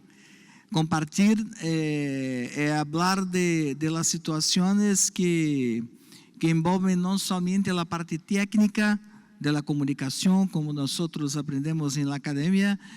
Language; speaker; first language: Spanish; non-native, learner; Portuguese